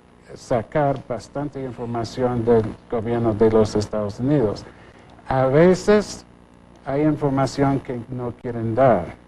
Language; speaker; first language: Spanish; non-native, fluent; English